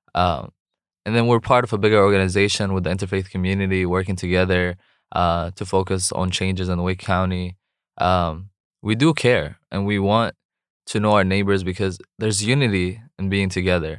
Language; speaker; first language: English; non-native, fluent; Arabic